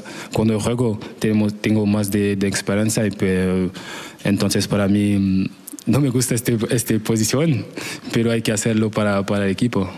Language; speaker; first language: Spanish; non-native, learner; French